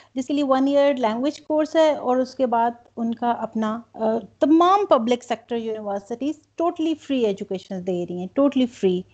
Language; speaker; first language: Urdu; non-native, local second language; Punjabi